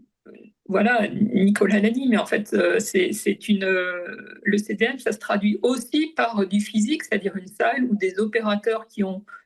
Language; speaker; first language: French; native; French